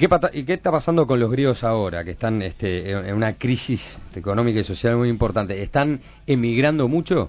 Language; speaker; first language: Spanish; native; Spanish